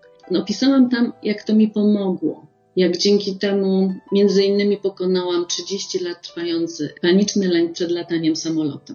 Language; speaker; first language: Polish; native; Polish